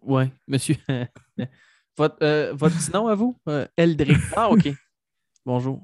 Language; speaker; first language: French; native; French